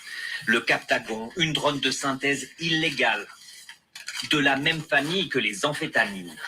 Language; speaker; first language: French; native; French